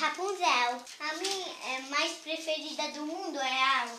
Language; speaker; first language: Portuguese; early bilingual, heritage; Portuguese